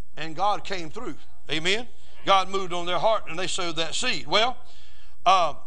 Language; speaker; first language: English; native; English